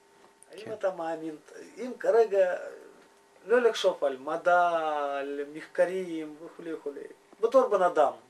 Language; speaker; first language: Hebrew; non-native, fluent; Russian